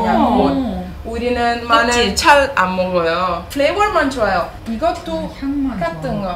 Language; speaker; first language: Korean; non-native, learner; Italian